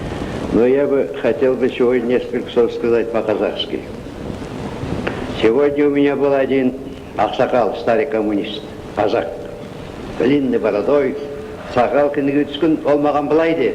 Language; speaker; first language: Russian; non-native, local second language; Kazakh